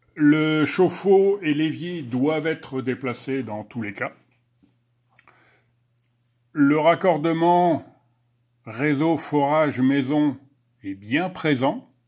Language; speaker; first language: French; native; French